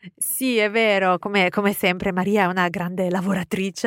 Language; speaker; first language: Italian; native; Italian